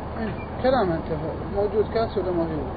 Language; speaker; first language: Arabic; non-native, learner; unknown